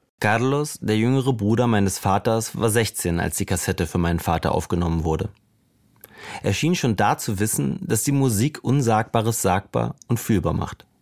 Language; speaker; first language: German; native; German